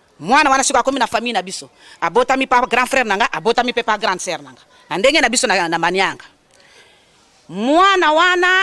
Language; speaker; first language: Lingala; non-native, local second language; Kongo